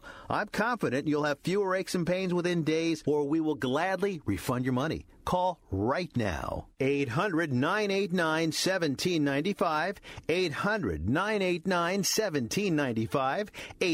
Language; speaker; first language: English; native; English